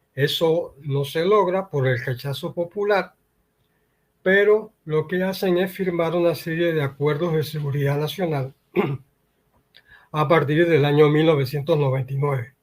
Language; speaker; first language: Spanish; native; Spanish